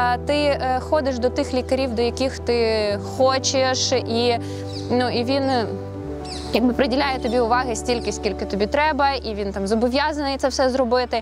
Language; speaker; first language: Ukrainian; native; Ukrainian